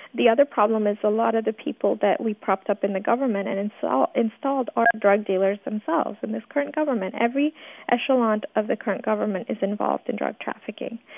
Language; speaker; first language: English; early bilingual, other home language; Persian